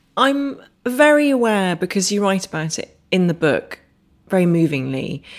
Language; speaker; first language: English; native; English